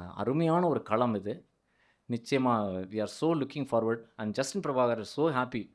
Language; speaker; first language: Tamil; native; Tamil